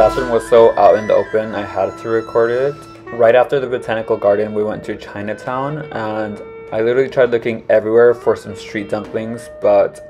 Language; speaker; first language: English; native; English